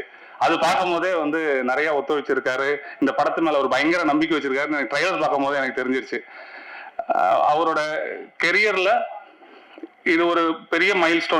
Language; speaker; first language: Tamil; native; Tamil